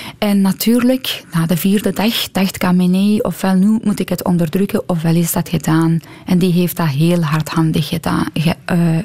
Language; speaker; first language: Dutch; non-native, fluent; Persian